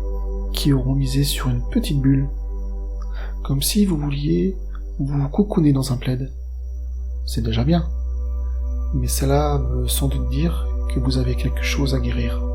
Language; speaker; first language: French; native; French